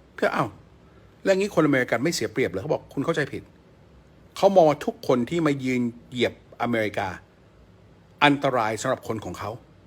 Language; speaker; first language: Thai; native; Thai